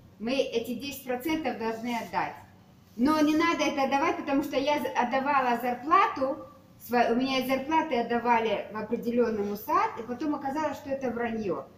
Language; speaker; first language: Russian; native; Russian